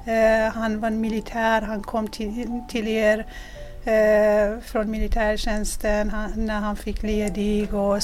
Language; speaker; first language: Swedish; non-native, fluent; Persian